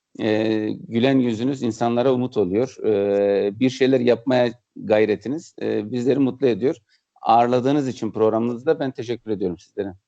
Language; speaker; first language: Turkish; native; Turkish